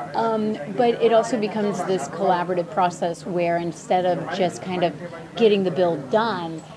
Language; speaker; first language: English; early bilingual, other home language; Ukrainian